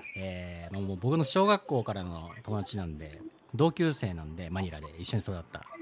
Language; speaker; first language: Japanese; early bilingual, heritage; Japanese